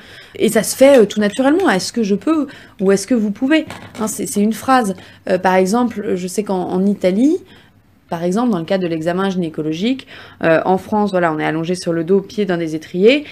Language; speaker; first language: French; native; French